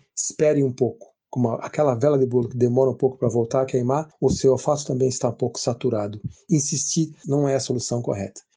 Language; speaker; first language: Portuguese; native; Portuguese